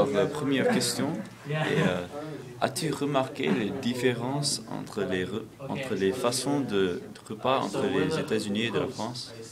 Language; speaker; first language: French; non-native, learner; English